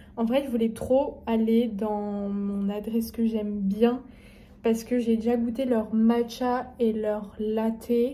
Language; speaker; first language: French; native; French